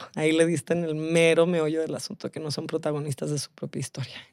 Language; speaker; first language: Spanish; early bilingual, heritage; Spanish